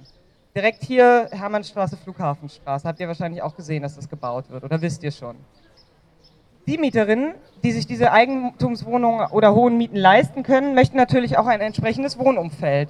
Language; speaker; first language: German; native; German